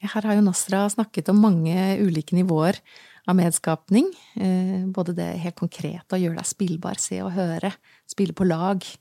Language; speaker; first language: Norwegian; native; Norwegian